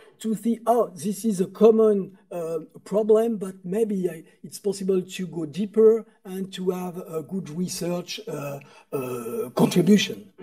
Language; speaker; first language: English; non-native, fluent; French